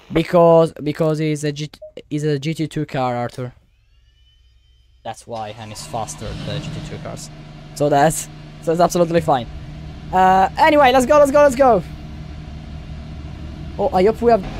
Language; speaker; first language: English; non-native, fluent; Italian